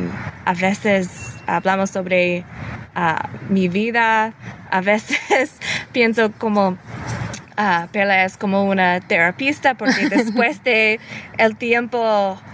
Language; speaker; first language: Spanish; early bilingual, heritage; English